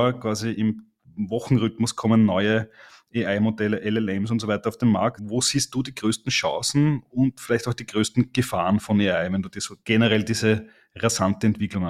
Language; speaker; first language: German; native; German